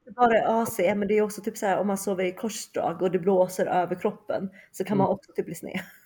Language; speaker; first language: Swedish; early bilingual, other home language; Chinese